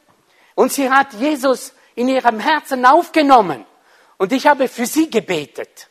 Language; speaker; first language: German; non-native, fluent; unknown